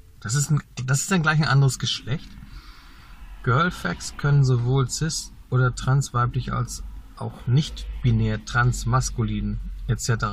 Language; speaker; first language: German; native; German